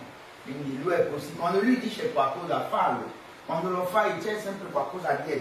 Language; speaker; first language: Italian; non-native, fluent; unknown